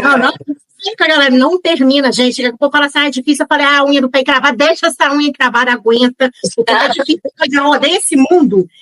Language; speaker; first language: Portuguese; native; Portuguese